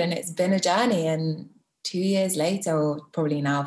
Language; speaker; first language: English; native; English